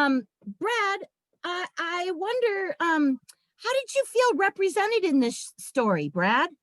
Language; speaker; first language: English; native; English